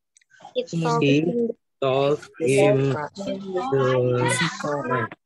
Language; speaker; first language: English; non-native, learner; Indonesian